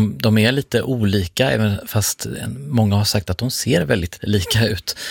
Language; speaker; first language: Swedish; native; Swedish